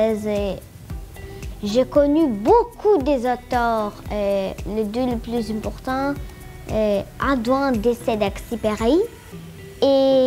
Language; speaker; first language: French; non-native, learner; Greek